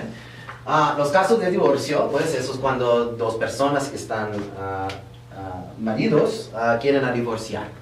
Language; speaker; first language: Spanish; early bilingual, heritage; Spanish